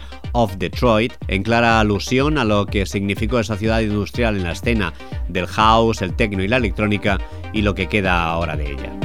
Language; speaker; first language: Spanish; native; Spanish